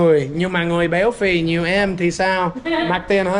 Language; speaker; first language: Vietnamese; non-native, fluent; English